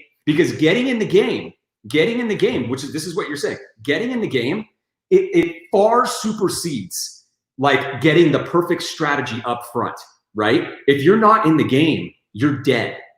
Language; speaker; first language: English; native; English